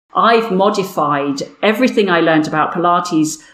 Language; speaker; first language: English; native; English